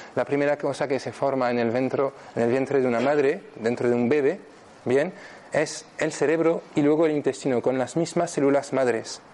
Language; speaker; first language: Spanish; non-native, fluent; French